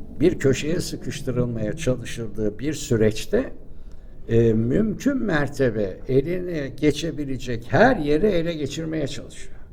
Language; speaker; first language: Turkish; native; Turkish